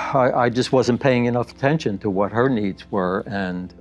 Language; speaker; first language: English; native; English